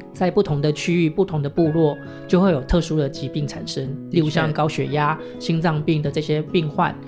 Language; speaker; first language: Chinese; native; Chinese